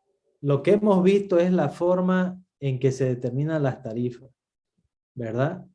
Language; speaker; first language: Spanish; native; Spanish